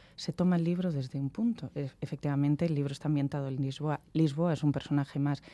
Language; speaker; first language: Spanish; native; Spanish